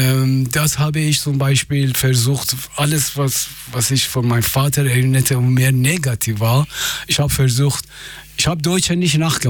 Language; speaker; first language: German; non-native, fluent; Persian